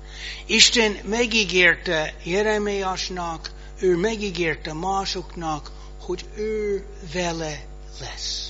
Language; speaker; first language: Hungarian; non-native, fluent; English